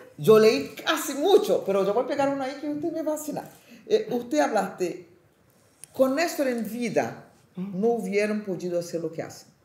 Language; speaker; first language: Spanish; non-native, fluent; Portuguese